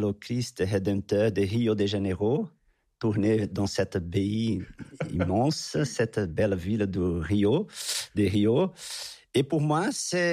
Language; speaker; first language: French; non-native, fluent; Portuguese